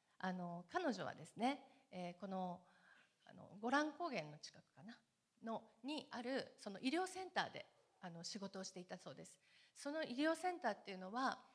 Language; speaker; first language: Japanese; native; Japanese